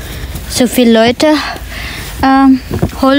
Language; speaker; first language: German; non-native, learner; Cebuano